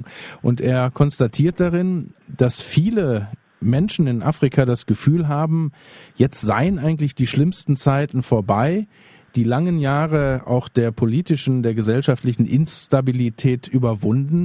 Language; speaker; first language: German; native; German